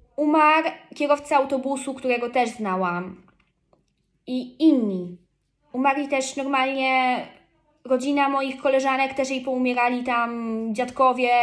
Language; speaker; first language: Polish; early bilingual, heritage; Polish